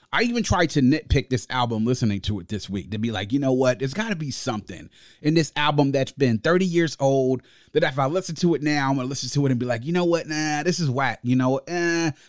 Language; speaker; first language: English; native; English